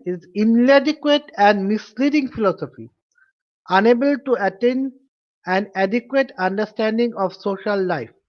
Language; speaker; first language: English; non-native, local second language; Bangla